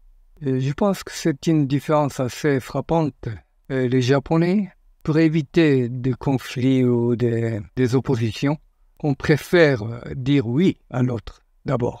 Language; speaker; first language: French; non-native, fluent; Japanese